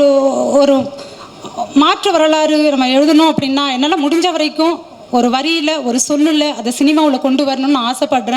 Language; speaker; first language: Tamil; native; Tamil